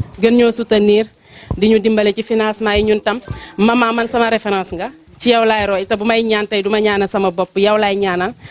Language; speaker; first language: Wolof; non-native, local second language; Fula